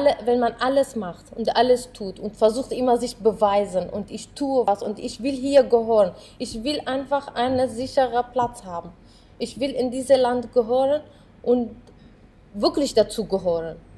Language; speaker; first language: German; non-native, fluent; Arabic